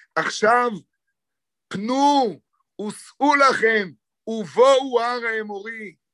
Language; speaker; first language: Hebrew; native; Hebrew